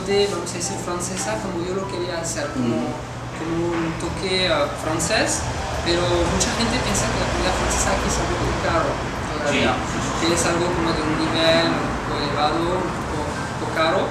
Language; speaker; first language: Spanish; non-native, fluent; French